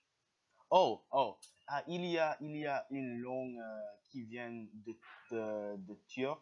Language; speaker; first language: French; non-native, learner; English